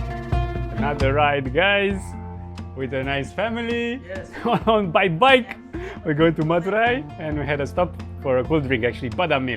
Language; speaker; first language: English; non-native, fluent; Romanian